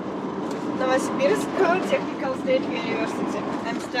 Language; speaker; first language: English; non-native, learner; Russian